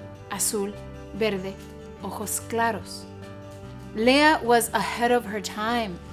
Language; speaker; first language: English; early bilingual, other home language; Spanish